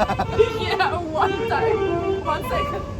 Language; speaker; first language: English; non-native, learner; Russian